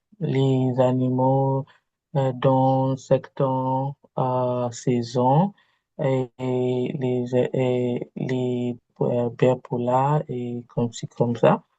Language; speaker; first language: French; non-native, learner; Igbo